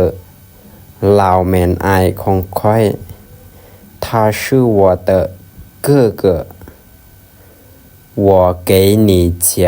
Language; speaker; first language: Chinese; non-native, fluent; Lao